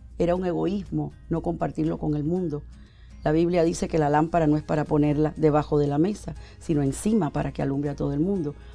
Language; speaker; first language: Spanish; native; Spanish